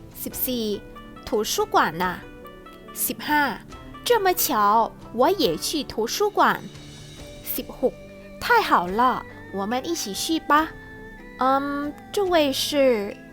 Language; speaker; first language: Chinese; non-native, fluent; Thai